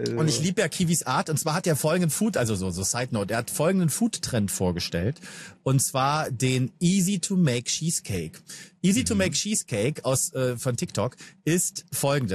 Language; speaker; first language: German; native; German